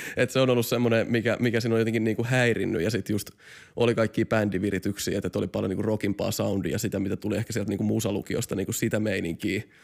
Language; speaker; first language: Finnish; native; Finnish